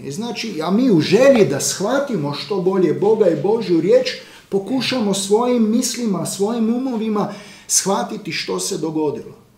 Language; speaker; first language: Croatian; native; Croatian